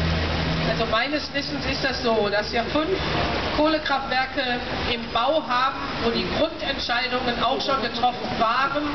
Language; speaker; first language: German; native; German